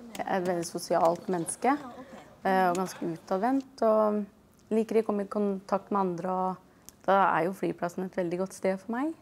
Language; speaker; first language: Norwegian; native; Norwegian